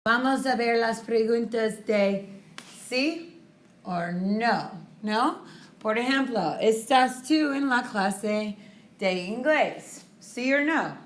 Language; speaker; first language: Spanish; non-native, fluent; English